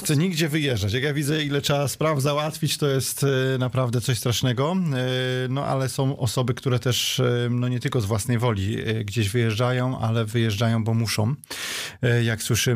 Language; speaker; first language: Polish; native; Polish